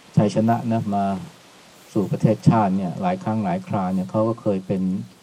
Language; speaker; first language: Thai; native; Thai